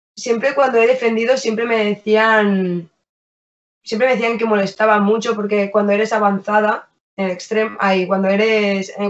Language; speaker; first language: Spanish; native; Spanish